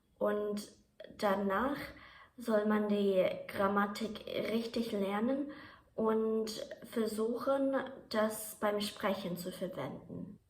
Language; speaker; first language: German; non-native, fluent; Japanese